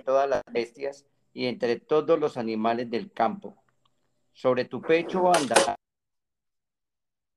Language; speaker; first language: Spanish; non-native, learner; English